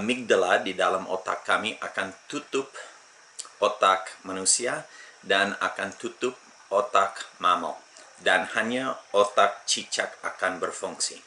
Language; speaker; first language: Indonesian; non-native, fluent; English